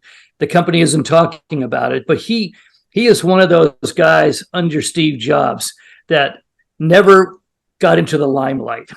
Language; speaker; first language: English; native; English